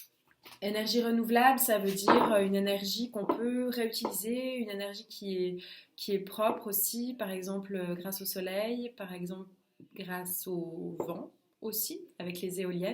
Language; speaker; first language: French; native; French